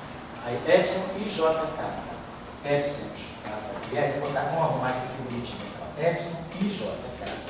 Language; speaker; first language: Portuguese; native; Portuguese